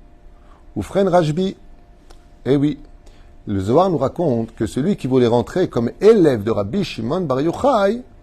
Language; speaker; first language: French; native; French